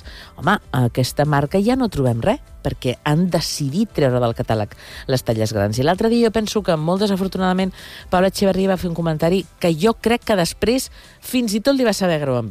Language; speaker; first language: Catalan; native; Catalan